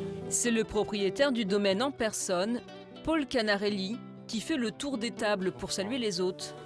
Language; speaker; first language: French; native; French